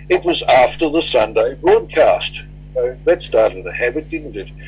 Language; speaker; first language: English; native; English